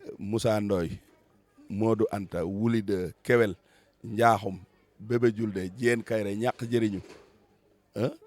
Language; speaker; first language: Wolof; native; Wolof